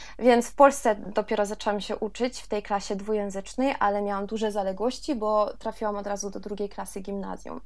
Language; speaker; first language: Polish; early bilingual, heritage; Polish